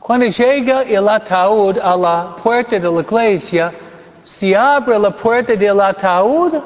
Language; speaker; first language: Spanish; non-native, fluent; English